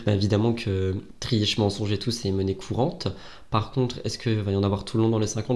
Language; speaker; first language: French; native; French